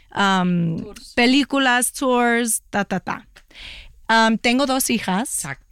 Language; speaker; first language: Spanish; early bilingual, heritage; Spanish